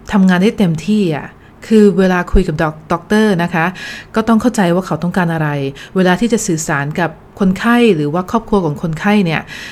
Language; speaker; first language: Thai; native; Thai